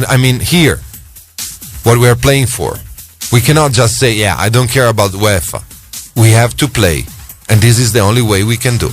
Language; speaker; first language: English; non-native, fluent; Italian